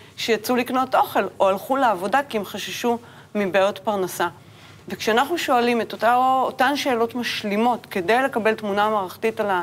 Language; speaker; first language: Hebrew; native; Hebrew